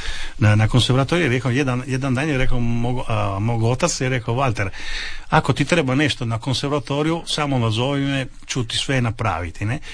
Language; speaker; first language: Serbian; early bilingual, heritage; Italian